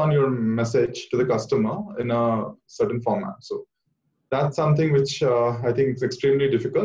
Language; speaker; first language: English; non-native, local second language; Bangla